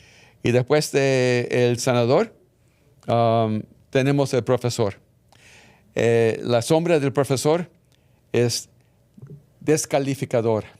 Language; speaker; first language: Spanish; early bilingual, heritage; English